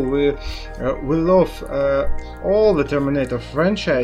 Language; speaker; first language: English; non-native, learner; Russian